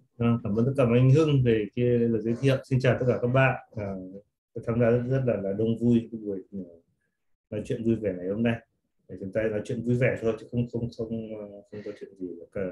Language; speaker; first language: Vietnamese; native; Vietnamese